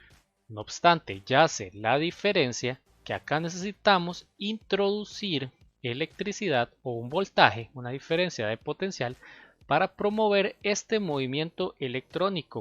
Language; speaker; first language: Spanish; native; Spanish